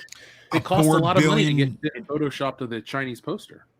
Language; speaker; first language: English; native; English